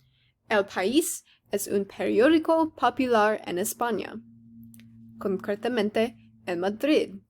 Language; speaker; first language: Spanish; non-native, learner; English